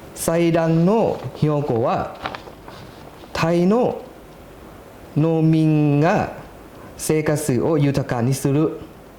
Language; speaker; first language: Japanese; non-native, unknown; Thai